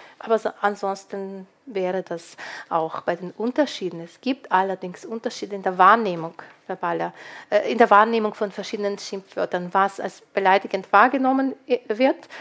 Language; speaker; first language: German; non-native, fluent; Ukrainian